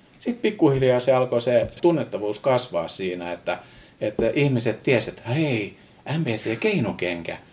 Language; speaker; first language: Finnish; non-native, fluent; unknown